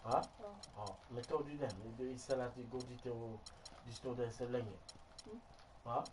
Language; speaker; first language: Swedish; non-native, learner; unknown